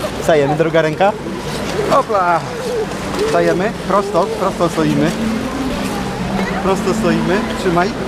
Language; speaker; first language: Polish; native; Polish